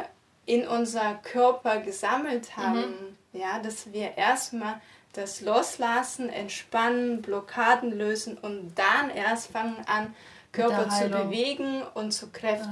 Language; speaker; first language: German; non-native, fluent; Russian